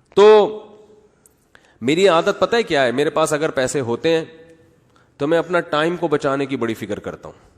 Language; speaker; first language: Urdu; native; Urdu